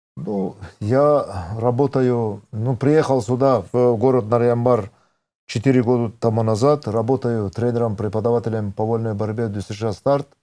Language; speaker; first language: Russian; non-native, local second language; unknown